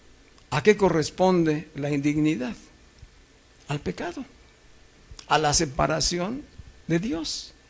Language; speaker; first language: Spanish; native; Spanish